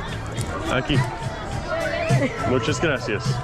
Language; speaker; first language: Spanish; non-native, learner; English